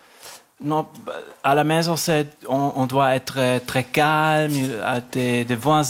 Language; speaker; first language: French; non-native, local second language; German